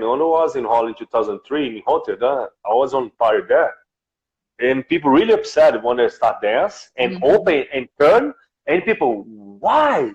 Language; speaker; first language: English; non-native, learner; Portuguese